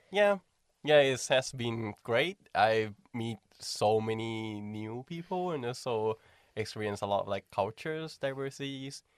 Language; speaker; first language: English; non-native, fluent; Thai